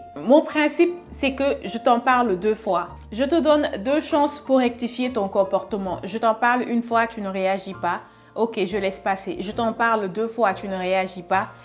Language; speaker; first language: French; non-native, local second language; Wolof